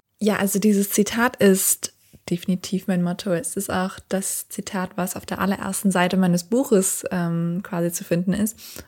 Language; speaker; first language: German; early bilingual, other home language; Kurdish